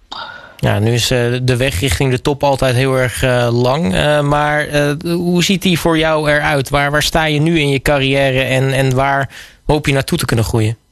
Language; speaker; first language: Dutch; native; Dutch